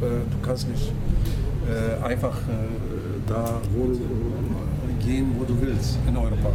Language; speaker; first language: German; non-native, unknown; Turkish